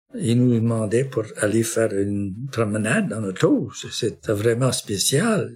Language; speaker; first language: French; non-native, local second language; English